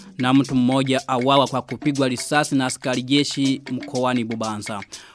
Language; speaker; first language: Swahili; non-native, local second language; Rundi